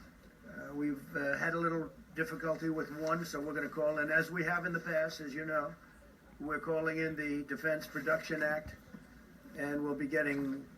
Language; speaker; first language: English; native; English